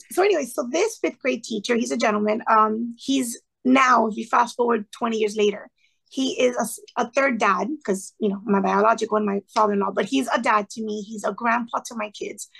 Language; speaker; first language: English; early bilingual, other home language; Spanish